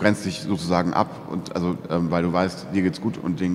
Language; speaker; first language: German; native; German